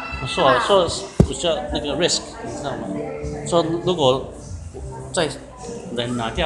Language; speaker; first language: Chinese; non-native, learner; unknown